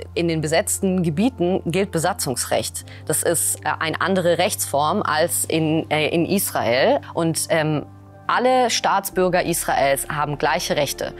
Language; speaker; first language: German; early bilingual, other home language; Russian